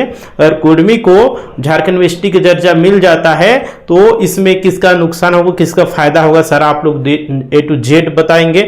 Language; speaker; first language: Hindi; native; Hindi